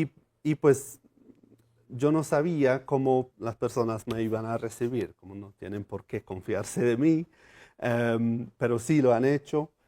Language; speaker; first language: Spanish; non-native, fluent; English